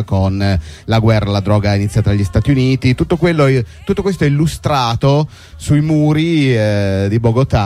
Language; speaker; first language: Italian; native; Italian